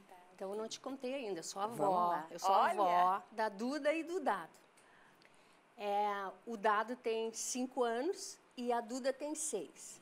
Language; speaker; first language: Portuguese; native; Portuguese